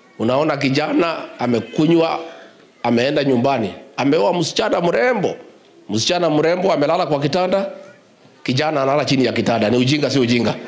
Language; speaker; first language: Swahili; non-native, local second language; Kikuyu